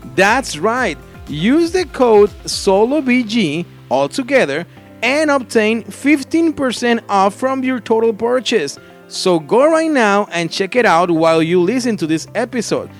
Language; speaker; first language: English; non-native, fluent; Spanish